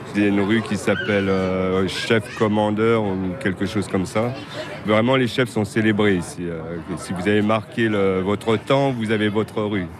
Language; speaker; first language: French; native; French